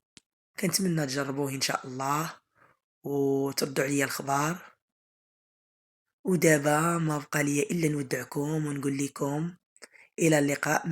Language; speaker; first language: Arabic; native; Arabic